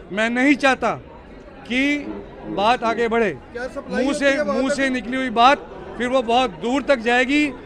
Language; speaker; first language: Hindi; native; Hindi